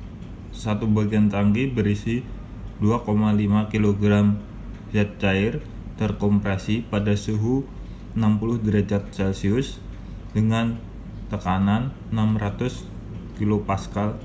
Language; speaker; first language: Indonesian; native; Indonesian